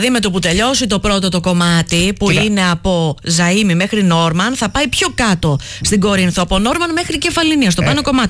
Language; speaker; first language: Greek; native; Greek